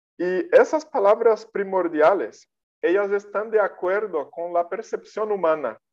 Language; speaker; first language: Spanish; non-native, fluent; Portuguese